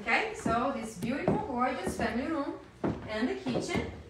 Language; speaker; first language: English; non-native, fluent; Portuguese